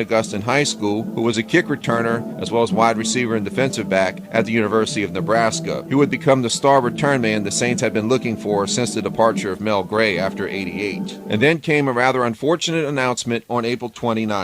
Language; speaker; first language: English; native; English